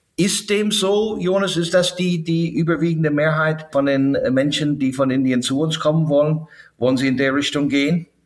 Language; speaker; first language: German; non-native, fluent; English